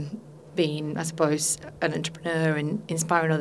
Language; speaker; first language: English; non-native, fluent; Spanish